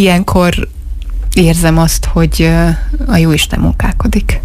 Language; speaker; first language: Hungarian; native; Hungarian